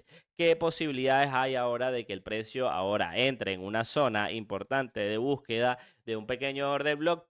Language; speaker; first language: Spanish; native; Spanish